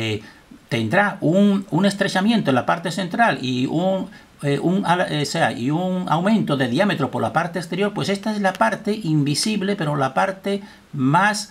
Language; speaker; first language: Spanish; native; Spanish